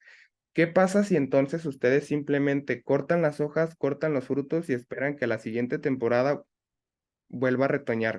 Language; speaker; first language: Spanish; native; Spanish